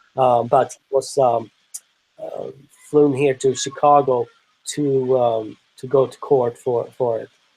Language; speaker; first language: English; non-native, fluent; Swedish